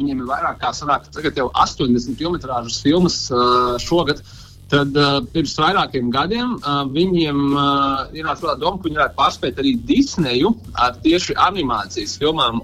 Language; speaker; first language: Latvian; non-native, local second language; Russian